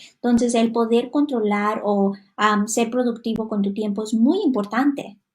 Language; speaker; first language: Spanish; non-native, fluent; Hungarian